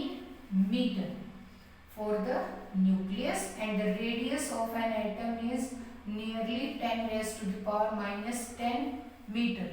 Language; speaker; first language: English; non-native, local second language; Hindi